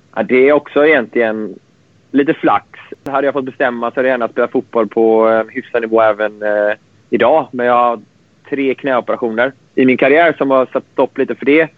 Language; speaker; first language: Swedish; native; Swedish